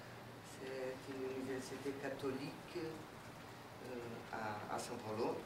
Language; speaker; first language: French; non-native, fluent; Portuguese